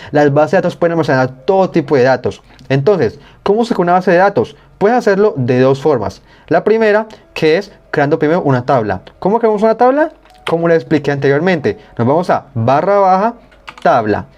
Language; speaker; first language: Spanish; native; Spanish